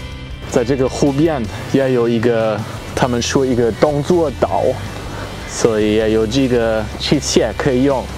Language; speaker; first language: Chinese; non-native, fluent; German